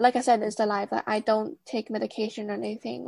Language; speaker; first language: English; non-native, local second language; Cantonese